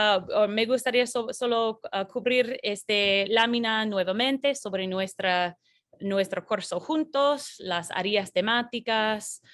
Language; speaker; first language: Spanish; non-native, fluent; English